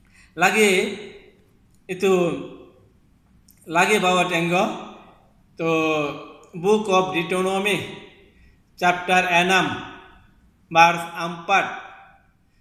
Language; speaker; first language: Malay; non-native, local second language; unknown